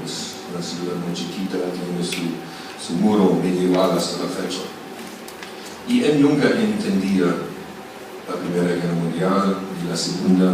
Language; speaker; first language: Spanish; non-native, fluent; German